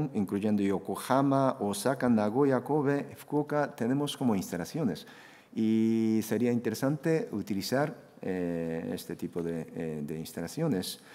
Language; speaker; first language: Spanish; non-native, fluent; Japanese